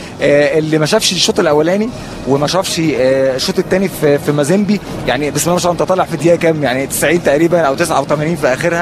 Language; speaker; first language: Arabic; native; Arabic